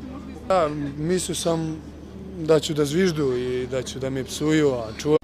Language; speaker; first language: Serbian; early bilingual, heritage; German